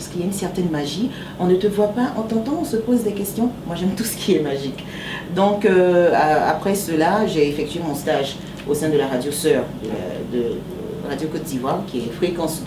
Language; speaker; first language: French; native; French